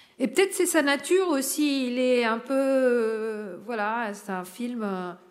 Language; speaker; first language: French; non-native, local second language; Arabic